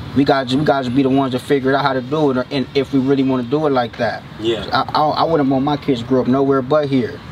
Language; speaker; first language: English; native; English